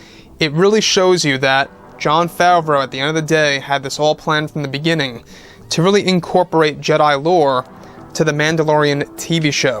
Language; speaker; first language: English; native; English